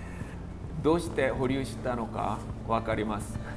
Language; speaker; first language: Japanese; non-native, fluent; Korean